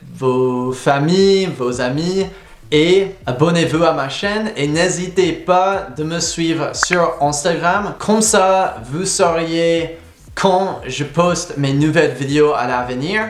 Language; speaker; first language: French; non-native, fluent; English